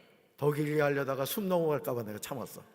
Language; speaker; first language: Korean; native; Korean